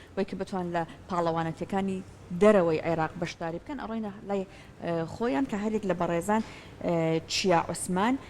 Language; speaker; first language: Central Kurdish; native; Central Kurdish